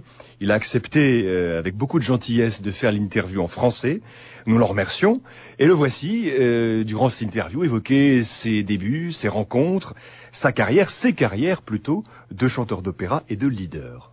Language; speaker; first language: French; native; French